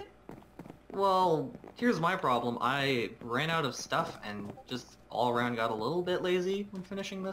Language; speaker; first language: English; native; English